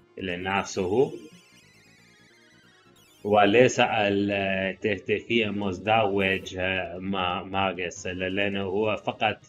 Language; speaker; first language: Arabic; non-native, learner; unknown